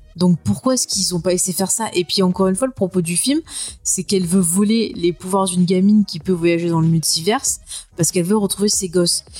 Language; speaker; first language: French; native; French